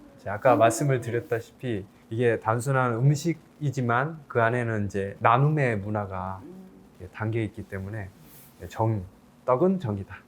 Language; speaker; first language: Korean; native; Korean